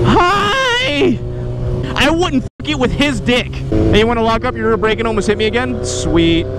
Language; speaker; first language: English; native; English